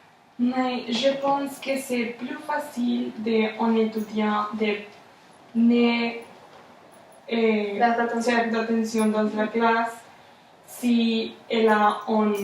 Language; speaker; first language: French; non-native, learner; Spanish